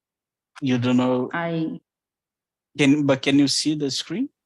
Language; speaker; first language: English; non-native, fluent; Portuguese